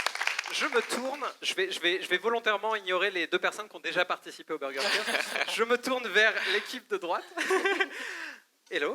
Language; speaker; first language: French; native; French